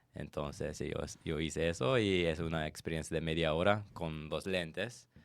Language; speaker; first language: Spanish; non-native, learner; English